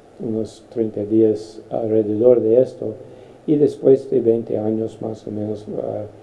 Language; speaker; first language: Spanish; non-native, fluent; English